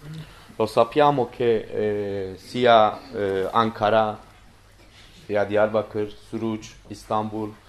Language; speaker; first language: Italian; non-native, learner; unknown